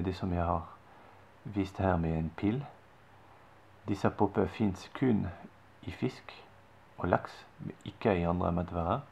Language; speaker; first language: Norwegian; non-native, fluent; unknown